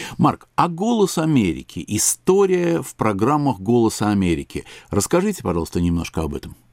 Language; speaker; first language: Russian; native; Russian